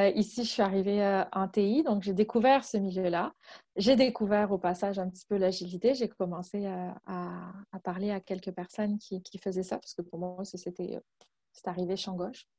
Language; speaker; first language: French; native; French